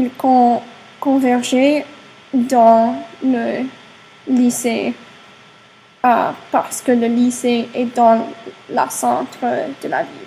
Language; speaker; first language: French; non-native, learner; English